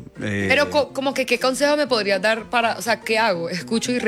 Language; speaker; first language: Spanish; native; Spanish